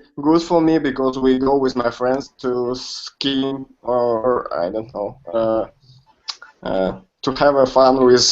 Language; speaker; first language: English; non-native, learner; Russian